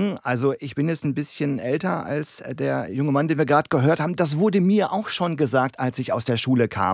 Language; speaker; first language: German; native; German